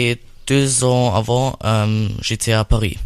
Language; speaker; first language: French; non-native, learner; German